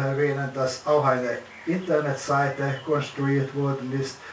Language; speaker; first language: German; early bilingual, heritage; German